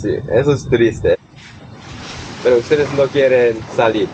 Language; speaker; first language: Spanish; non-native, learner; English